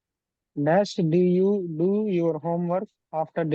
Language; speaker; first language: English; non-native, learner; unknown